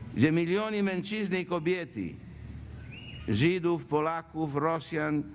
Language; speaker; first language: Polish; non-native, fluent; Italian